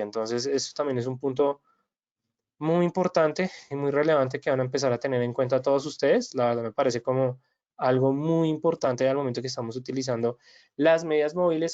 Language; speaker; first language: Spanish; native; Spanish